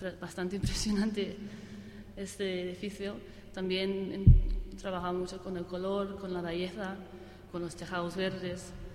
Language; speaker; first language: Spanish; non-native, fluent; English